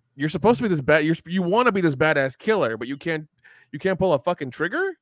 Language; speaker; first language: English; early bilingual, other home language; Hindi